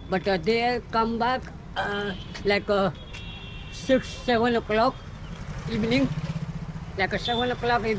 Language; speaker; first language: English; non-native, learner; Hindi